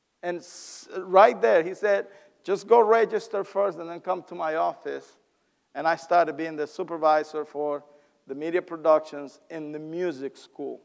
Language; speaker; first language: English; non-native, fluent; Spanish